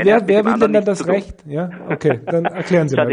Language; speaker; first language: German; native; German